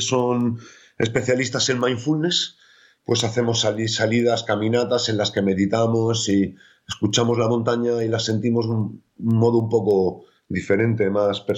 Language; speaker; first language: Spanish; native; Spanish